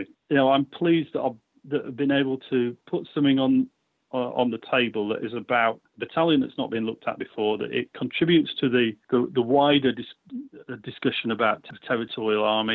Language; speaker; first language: English; native; English